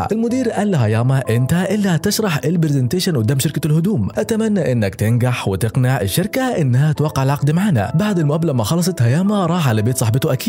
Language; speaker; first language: Arabic; native; Arabic